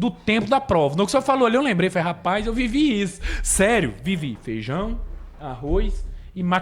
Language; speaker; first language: Portuguese; native; Portuguese